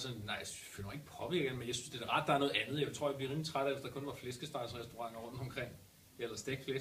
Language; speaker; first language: Danish; native; Danish